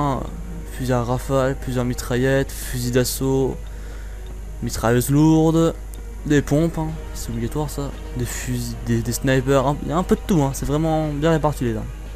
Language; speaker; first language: French; native; French